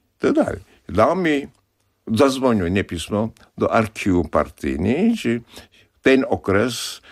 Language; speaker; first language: Polish; non-native, fluent; Kashmiri